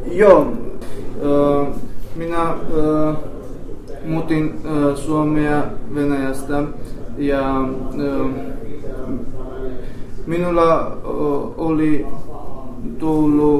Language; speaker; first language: Finnish; non-native, learner; Armenian